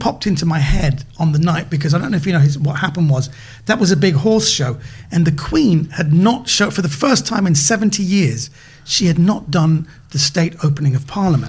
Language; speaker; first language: English; native; English